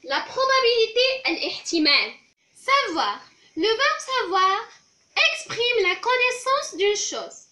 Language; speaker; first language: French; non-native, local second language; Arabic